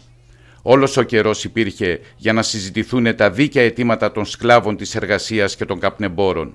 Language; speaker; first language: Greek; native; Greek